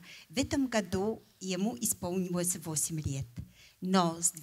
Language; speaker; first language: Russian; non-native, fluent; Polish